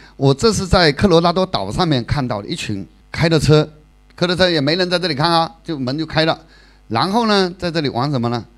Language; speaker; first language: Chinese; native; Chinese